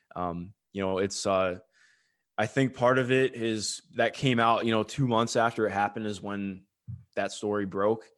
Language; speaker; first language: English; native; English